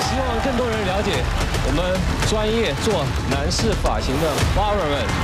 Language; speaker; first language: Chinese; native; Chinese